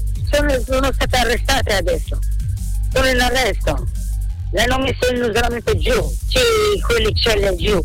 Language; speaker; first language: Italian; non-native, learner; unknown